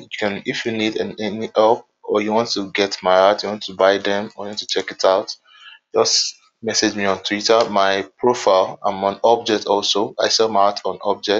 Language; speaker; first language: English; non-native, local second language; Yoruba